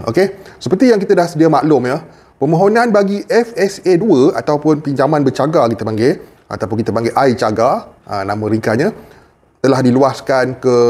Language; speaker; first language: Malay; native; Malay